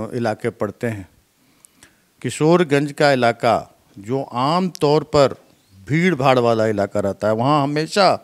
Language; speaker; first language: Hindi; native; Hindi